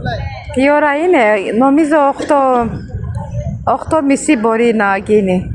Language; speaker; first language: Greek; non-native, local second language; Armenian